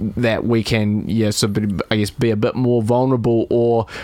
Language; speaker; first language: English; native; English